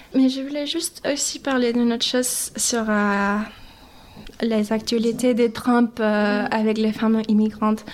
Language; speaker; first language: French; non-native, fluent; English